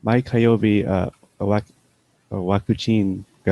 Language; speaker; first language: Japanese; non-native, learner; English